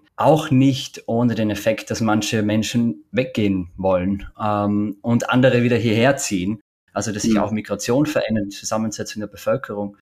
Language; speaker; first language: German; native; German